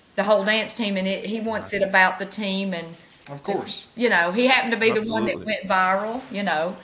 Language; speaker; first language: English; native; English